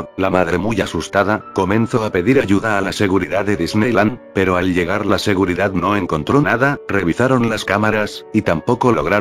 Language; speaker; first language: Spanish; native; Spanish